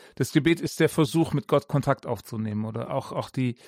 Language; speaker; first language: German; native; German